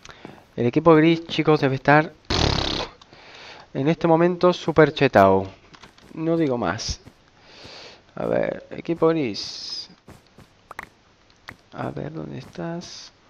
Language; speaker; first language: Spanish; native; Spanish